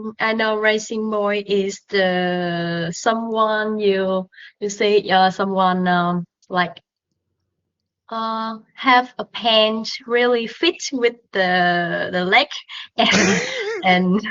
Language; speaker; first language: English; non-native, learner; Vietnamese